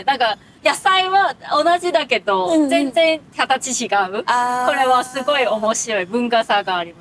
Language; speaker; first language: Japanese; non-native, fluent; Cantonese